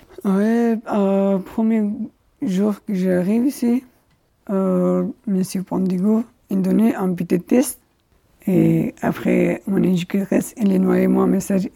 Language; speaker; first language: French; non-native, learner; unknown